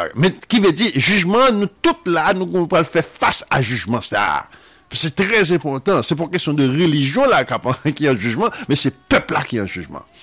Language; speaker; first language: French; non-native, local second language; Haitian Creole